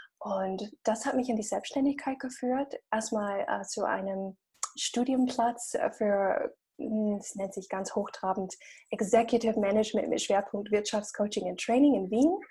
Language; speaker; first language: German; non-native, fluent; English